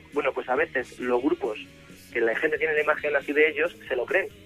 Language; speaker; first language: Spanish; native; Spanish